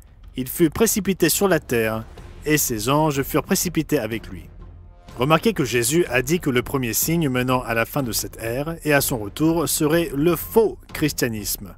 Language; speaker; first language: French; native; French